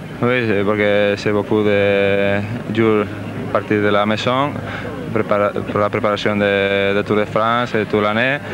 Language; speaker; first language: French; non-native, learner; Spanish